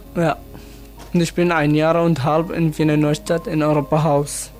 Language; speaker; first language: German; non-native, learner; Arabic